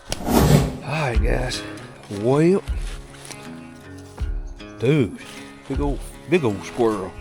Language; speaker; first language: English; native; English